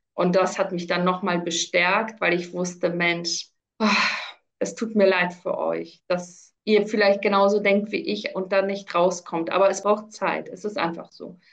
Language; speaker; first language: German; early bilingual, other home language; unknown